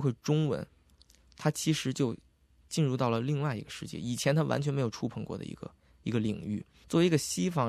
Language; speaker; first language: Chinese; native; Chinese